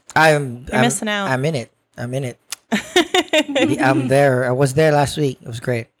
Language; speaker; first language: English; non-native, local second language; Filipino